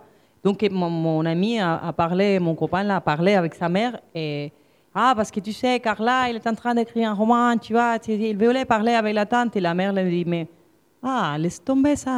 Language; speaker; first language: French; non-native, fluent; Spanish